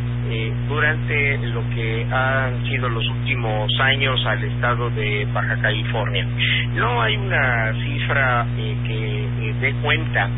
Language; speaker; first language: Spanish; native; Spanish